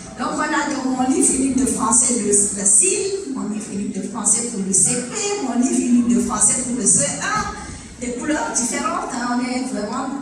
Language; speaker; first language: French; non-native, local second language; Fula